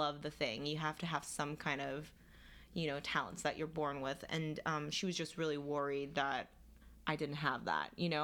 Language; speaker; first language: English; non-native, fluent; Korean